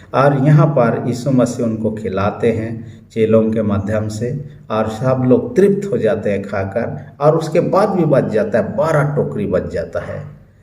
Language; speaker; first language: Hindi; non-native, local second language; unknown